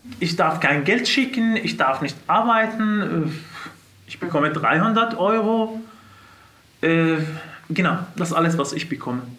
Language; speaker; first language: German; non-native, fluent; Arabic